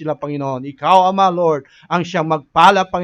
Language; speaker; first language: Filipino; native; Filipino